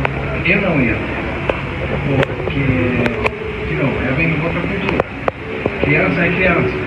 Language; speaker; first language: Portuguese; non-native, fluent; Danish